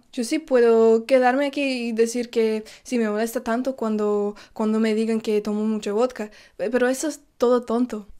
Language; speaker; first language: Spanish; non-native, fluent; English